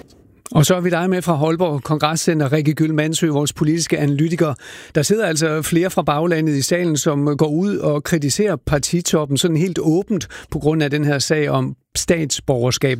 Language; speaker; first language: Danish; native; Danish